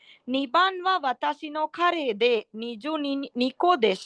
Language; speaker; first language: Japanese; non-native, fluent; Sinhala